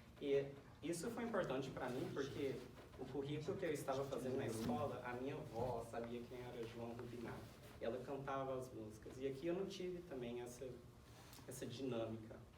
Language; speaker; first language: Portuguese; early bilingual, heritage; Portuguese